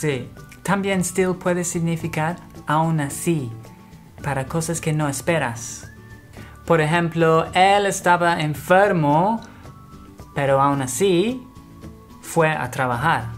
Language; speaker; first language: Spanish; non-native, fluent; English